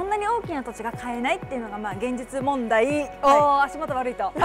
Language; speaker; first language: Japanese; native; Japanese